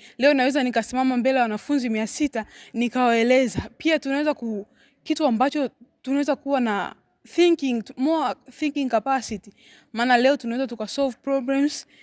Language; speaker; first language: Swahili; native; Swahili